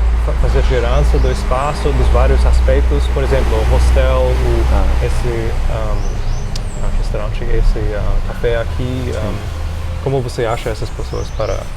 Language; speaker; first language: Portuguese; non-native, fluent; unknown